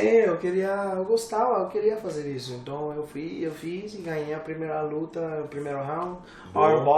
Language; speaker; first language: Portuguese; non-native, learner; English